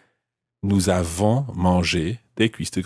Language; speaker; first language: French; non-native, fluent; English